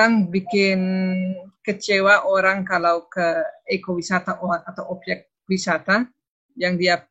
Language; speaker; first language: Indonesian; non-native, fluent; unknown